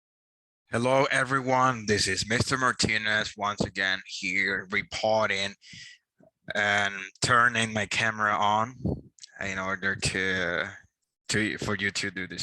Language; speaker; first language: English; non-native, fluent; Spanish